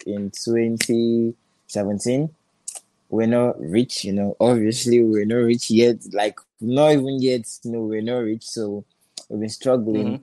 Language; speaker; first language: English; non-native, local second language; Igbo